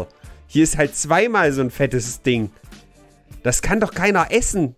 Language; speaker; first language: German; native; German